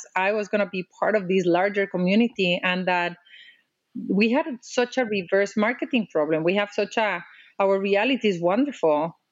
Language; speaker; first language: English; non-native, fluent; Spanish